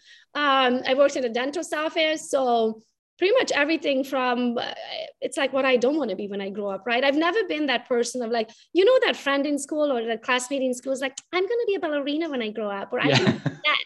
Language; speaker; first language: English; non-native, fluent; Romanian